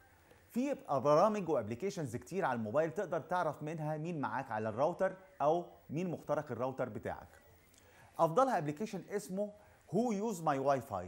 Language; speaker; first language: Arabic; native; Arabic